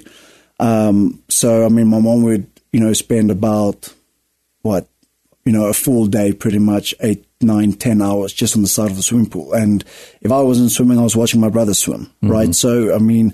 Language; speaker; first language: English; non-native, local second language; Afrikaans